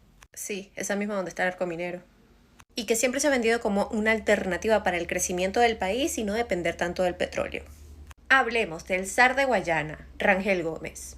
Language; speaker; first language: Spanish; native; Spanish